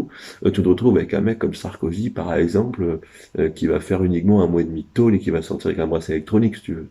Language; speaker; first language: French; native; French